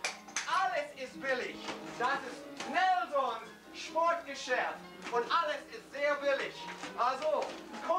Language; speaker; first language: German; non-native, learner; English